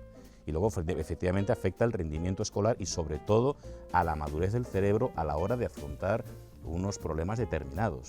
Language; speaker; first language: Spanish; native; Spanish